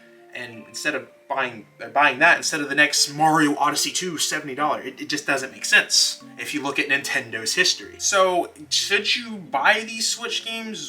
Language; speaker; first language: English; native; English